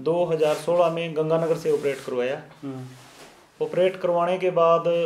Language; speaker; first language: Hindi; native; Hindi